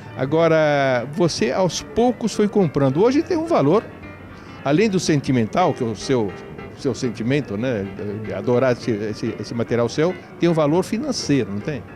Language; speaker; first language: Portuguese; native; Portuguese